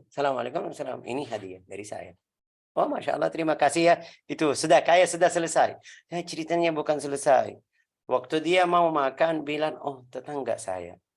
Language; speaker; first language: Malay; non-native, learner; Arabic